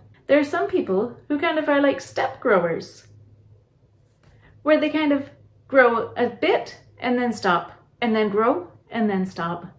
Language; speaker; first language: English; native; English